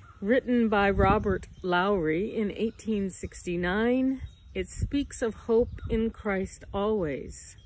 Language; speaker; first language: English; native; English